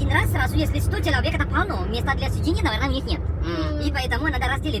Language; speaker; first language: Russian; non-native, learner; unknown